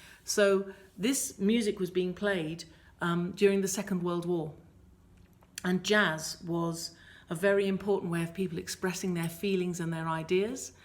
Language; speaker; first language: English; native; English